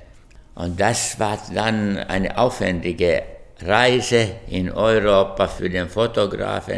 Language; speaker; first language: German; non-native, fluent; Finnish